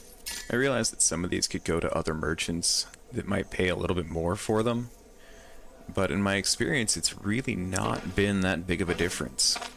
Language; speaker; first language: English; native; English